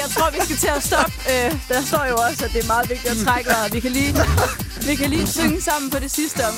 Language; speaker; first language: Danish; native; Danish